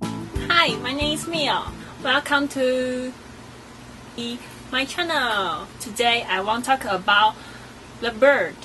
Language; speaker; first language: English; non-native, learner; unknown